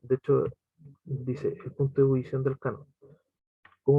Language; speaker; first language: Spanish; native; Spanish